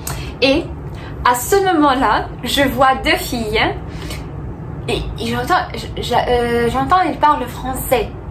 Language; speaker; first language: French; non-native, fluent; Russian